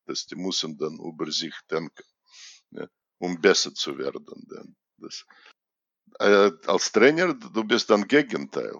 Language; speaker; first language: German; non-native, fluent; Russian